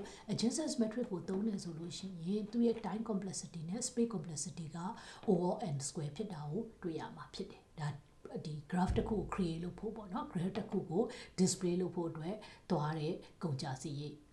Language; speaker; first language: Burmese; native; Burmese